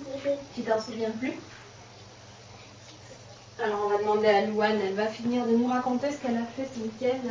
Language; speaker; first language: French; native; French